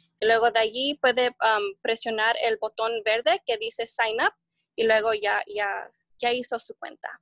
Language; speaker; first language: Spanish; early bilingual, heritage; Spanish